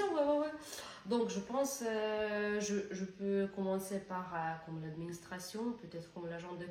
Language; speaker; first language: French; non-native, learner; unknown